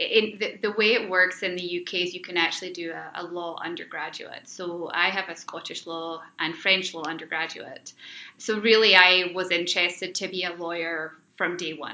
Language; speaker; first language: English; native; English